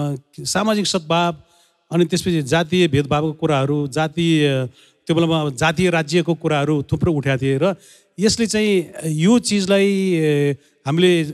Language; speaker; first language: Nepali; native; Nepali